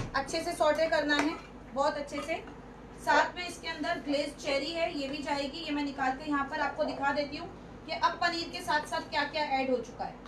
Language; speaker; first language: Hindi; native; Hindi